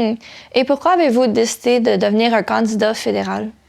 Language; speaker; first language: French; native; French